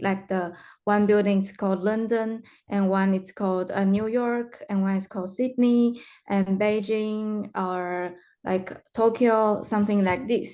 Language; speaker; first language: English; non-native, fluent; Chinese